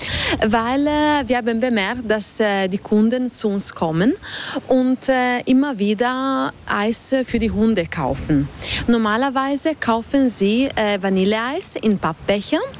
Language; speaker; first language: German; non-native, fluent; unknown